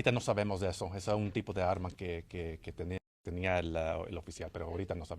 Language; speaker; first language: Spanish; early bilingual, heritage; Spanish